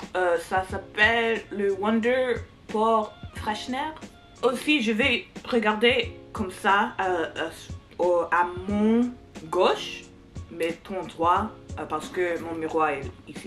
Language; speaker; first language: French; non-native, learner; English